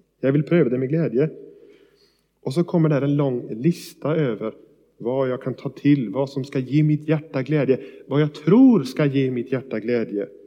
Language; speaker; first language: Swedish; native; Swedish